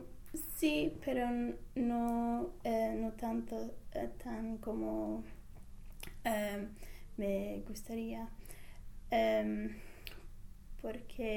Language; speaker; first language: Spanish; non-native, fluent; English